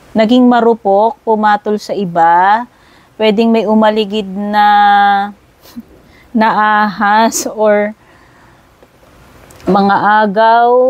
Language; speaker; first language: Filipino; native; Filipino